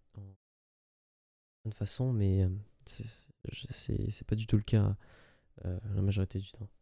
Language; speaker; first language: French; early bilingual, other home language; Arabic